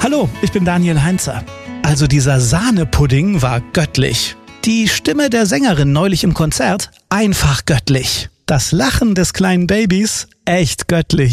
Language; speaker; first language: German; native; German